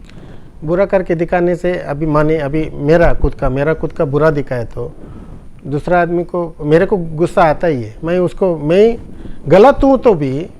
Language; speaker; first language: Hindi; non-native, local second language; Tulu